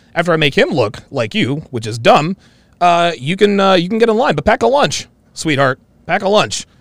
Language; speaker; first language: English; native; English